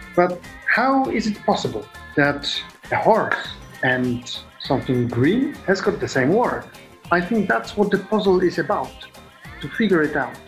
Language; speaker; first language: English; non-native, fluent; Polish